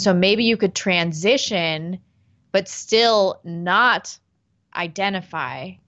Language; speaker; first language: English; native; English